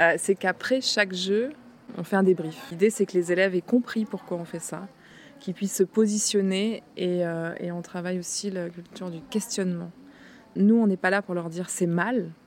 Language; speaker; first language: French; native; French